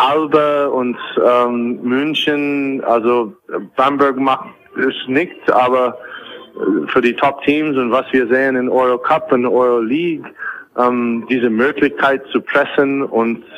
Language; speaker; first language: German; non-native, fluent; English